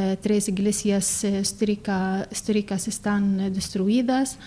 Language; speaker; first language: Spanish; non-native, learner; Arabic